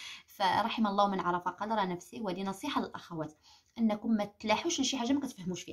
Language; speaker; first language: Arabic; native; Arabic